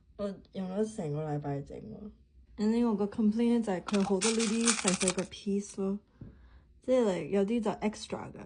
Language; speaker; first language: Cantonese; early bilingual, heritage; Cantonese